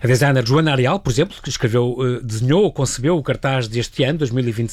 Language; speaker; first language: Portuguese; native; Portuguese